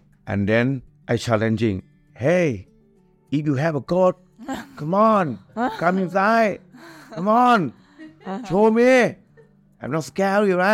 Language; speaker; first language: English; non-native, learner; Thai